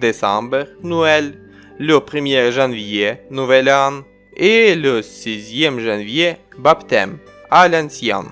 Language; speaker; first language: French; non-native, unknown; Ukrainian